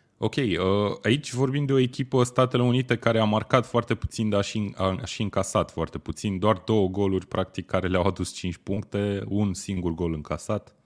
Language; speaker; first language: Romanian; native; Romanian